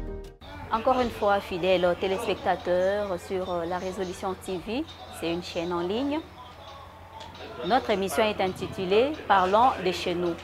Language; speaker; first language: French; non-native, local second language; Swahili